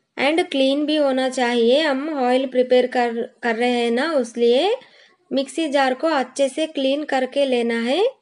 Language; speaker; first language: Hindi; non-native, local second language; Kannada